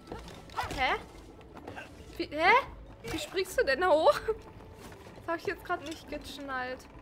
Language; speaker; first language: German; native; German